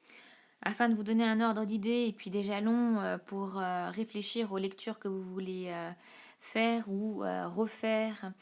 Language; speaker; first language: French; native; French